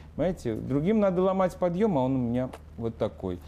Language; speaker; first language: Russian; non-native, local second language; Ukrainian